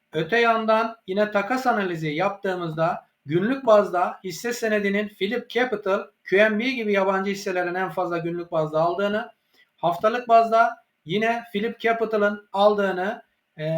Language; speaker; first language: Turkish; native; Turkish